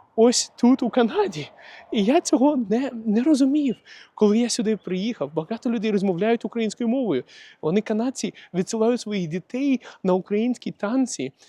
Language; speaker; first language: Ukrainian; non-native, local second language; Russian